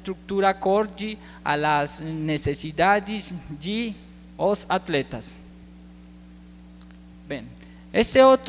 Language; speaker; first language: Portuguese; non-native, learner; Spanish